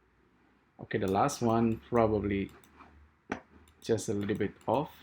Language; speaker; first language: English; non-native, fluent; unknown